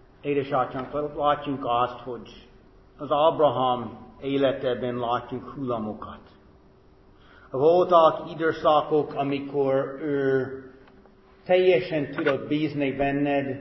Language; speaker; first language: Hungarian; non-native, fluent; English